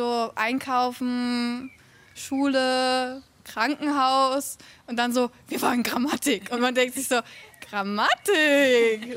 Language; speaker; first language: German; native; German